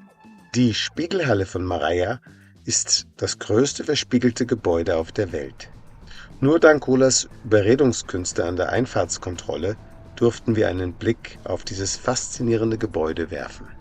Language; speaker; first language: German; native; German